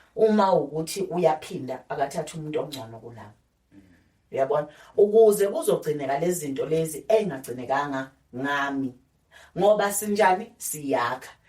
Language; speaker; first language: Zulu; native; Zulu